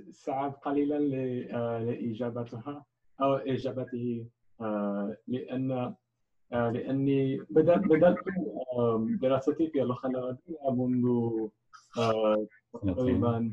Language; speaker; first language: Arabic; non-native, learner; English